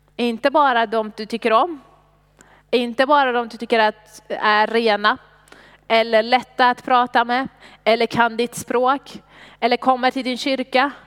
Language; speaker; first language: Swedish; non-native, fluent; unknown